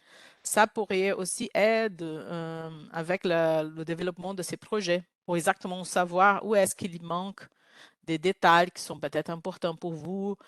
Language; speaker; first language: French; non-native, learner; Portuguese